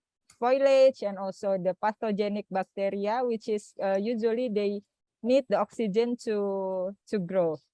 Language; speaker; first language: English; non-native, fluent; Indonesian